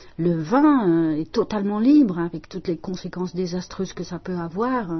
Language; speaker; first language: French; non-native, fluent; Dutch